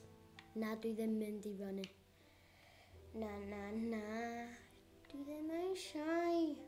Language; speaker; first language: Welsh; non-native, local second language; English